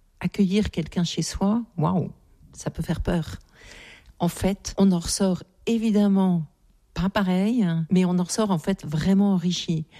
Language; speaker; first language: French; native; French